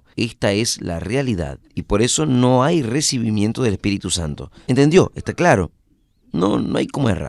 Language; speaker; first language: Spanish; non-native, fluent; Portuguese